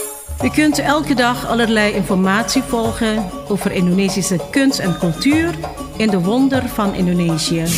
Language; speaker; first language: Dutch; non-native, fluent; Indonesian